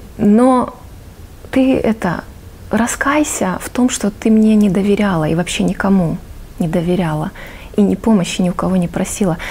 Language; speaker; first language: Russian; native; Russian